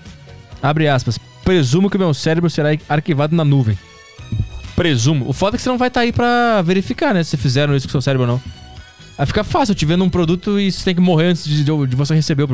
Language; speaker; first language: Portuguese; native; Portuguese